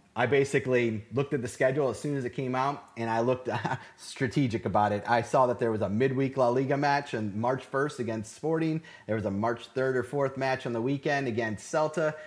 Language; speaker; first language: English; native; English